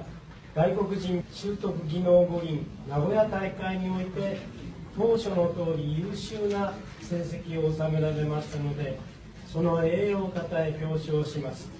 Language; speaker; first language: Japanese; native; Japanese